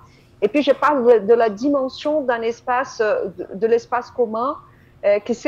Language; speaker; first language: French; non-native, fluent; Portuguese